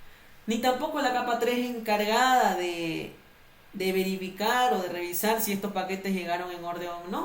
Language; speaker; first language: Spanish; native; Spanish